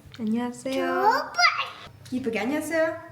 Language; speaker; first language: Korean; non-native, learner; Czech